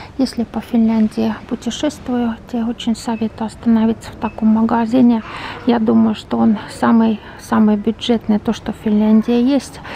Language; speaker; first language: Russian; native; Russian